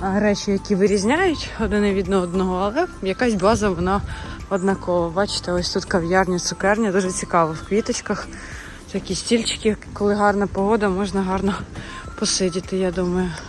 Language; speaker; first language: Ukrainian; native; Ukrainian